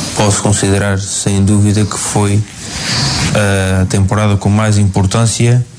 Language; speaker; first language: Portuguese; native; Portuguese